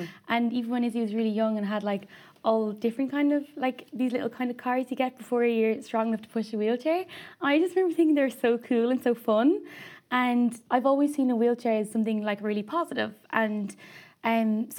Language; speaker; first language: English; native; English